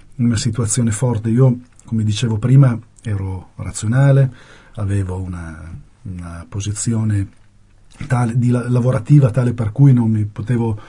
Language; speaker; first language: Italian; native; Italian